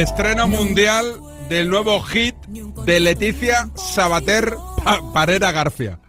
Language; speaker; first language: Spanish; native; Spanish